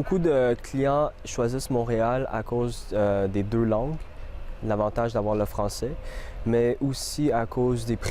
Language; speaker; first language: French; early bilingual, other home language; Chinese